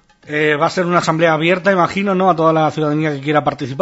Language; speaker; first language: Spanish; native; Spanish